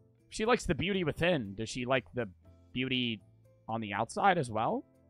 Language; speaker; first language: English; native; English